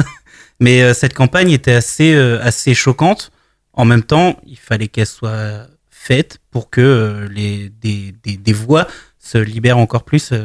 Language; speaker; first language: French; native; French